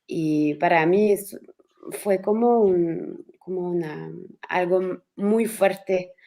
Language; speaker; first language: Spanish; non-native, learner; French